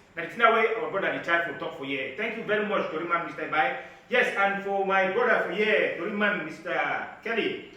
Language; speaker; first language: Nigerian Pidgin; native; Nigerian Pidgin